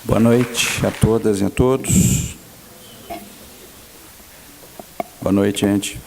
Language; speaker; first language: Portuguese; native; Portuguese